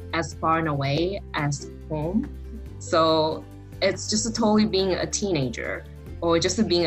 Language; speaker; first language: English; non-native, fluent; Chinese